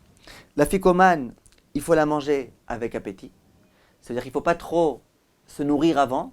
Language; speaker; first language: French; native; French